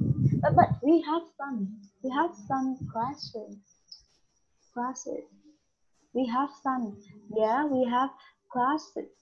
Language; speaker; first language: English; non-native, learner; Vietnamese